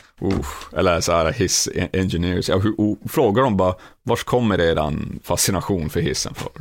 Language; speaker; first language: Swedish; native; Swedish